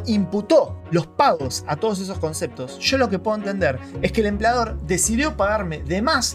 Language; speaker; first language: Spanish; native; Spanish